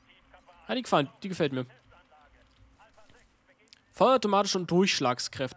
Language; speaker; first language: German; native; German